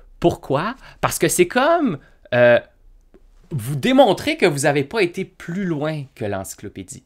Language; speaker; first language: French; native; French